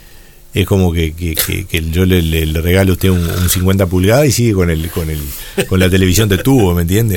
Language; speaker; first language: Spanish; native; Spanish